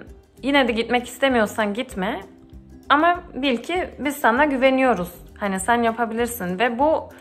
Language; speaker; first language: Turkish; early bilingual, heritage; Turkish